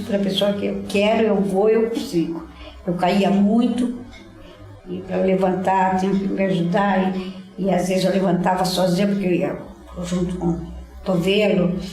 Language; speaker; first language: Portuguese; native; Portuguese